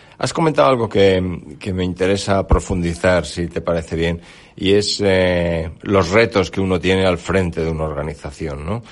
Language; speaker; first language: Spanish; native; Spanish